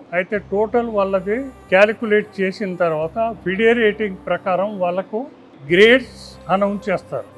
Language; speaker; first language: Telugu; native; Telugu